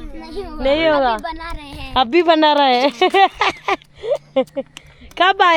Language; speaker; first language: Hindi; non-native, local second language; Malayalam